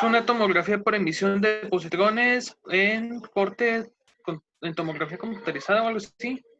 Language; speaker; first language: Spanish; native; Spanish